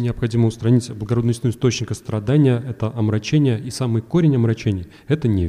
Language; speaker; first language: Russian; native; Russian